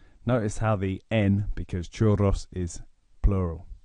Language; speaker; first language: English; native; English